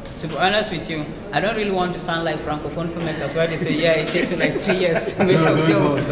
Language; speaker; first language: English; non-native, local second language; Hausa